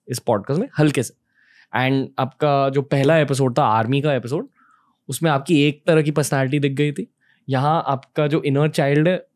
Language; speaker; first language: Hindi; native; Hindi